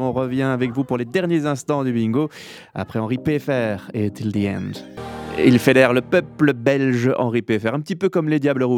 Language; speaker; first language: French; native; French